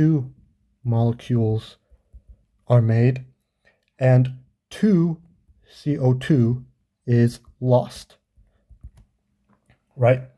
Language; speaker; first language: English; native; English